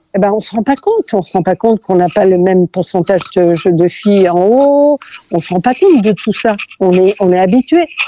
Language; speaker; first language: French; early bilingual, other home language; Catalan